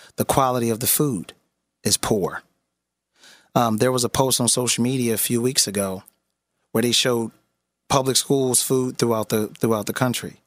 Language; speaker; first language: English; native; English